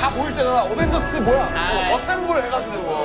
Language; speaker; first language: Korean; native; Korean